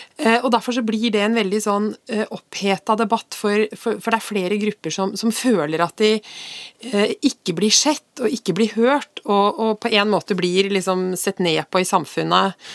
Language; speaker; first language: Norwegian; native; Norwegian